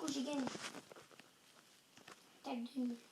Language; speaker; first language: French; native; French